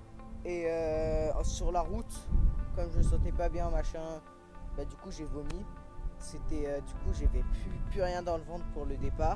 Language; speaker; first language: French; native; French